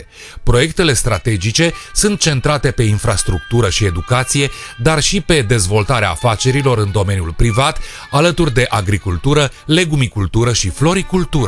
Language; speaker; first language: Romanian; native; Romanian